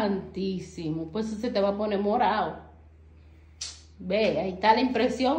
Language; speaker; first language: Spanish; native; Spanish